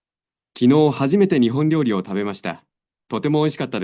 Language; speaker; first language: Japanese; non-native, learner; Indonesian